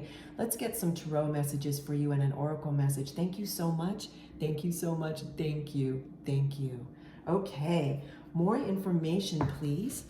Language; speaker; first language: English; native; English